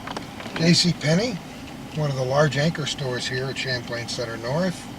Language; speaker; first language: English; native; English